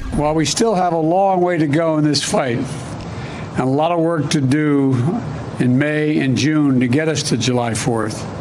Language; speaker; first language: English; native; English